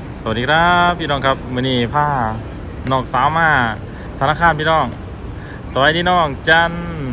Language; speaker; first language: Thai; native; Thai